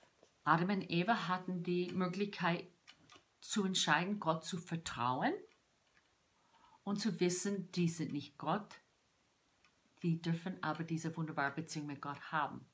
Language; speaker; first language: German; non-native, fluent; English